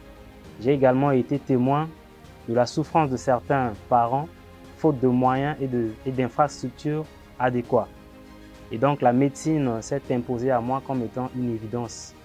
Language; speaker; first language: French; non-native, local second language; Sango